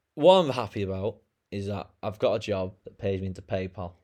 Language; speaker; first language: English; native; English